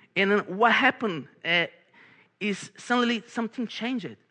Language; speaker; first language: English; non-native, fluent; Portuguese